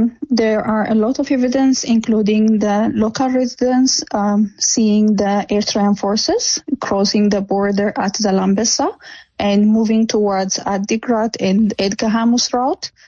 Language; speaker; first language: English; non-native, fluent; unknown